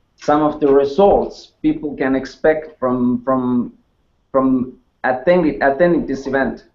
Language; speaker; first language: English; non-native, fluent; Estonian